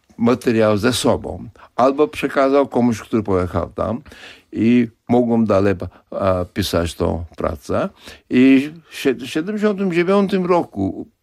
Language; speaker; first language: Polish; non-native, fluent; Kashmiri